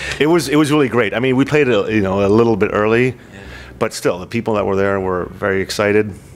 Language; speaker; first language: English; native; English